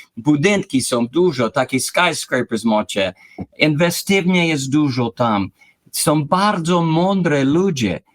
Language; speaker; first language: Polish; early bilingual, heritage; English